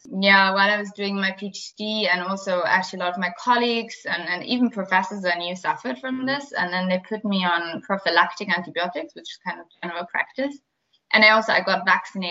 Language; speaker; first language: English; non-native, fluent; German